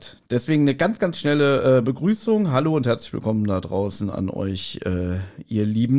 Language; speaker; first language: German; native; German